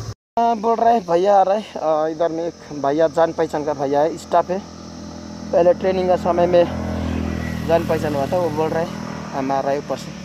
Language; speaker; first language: Hindi; non-native, learner; Nepali